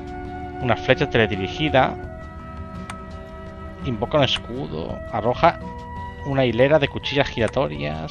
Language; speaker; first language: Spanish; native; Spanish